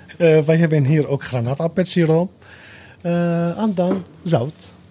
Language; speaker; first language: Dutch; non-native, learner; Arabic